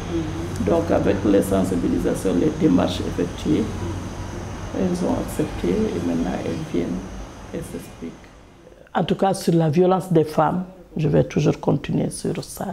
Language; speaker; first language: French; non-native, local second language; Fula